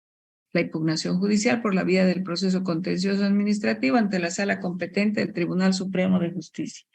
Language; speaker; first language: Spanish; native; Spanish